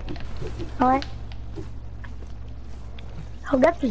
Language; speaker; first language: French; native; French